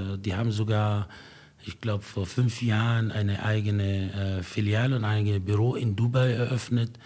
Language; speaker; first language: German; non-native, fluent; Arabic